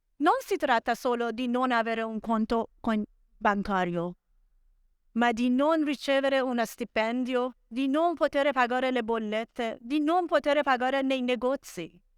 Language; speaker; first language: Italian; non-native, fluent; Persian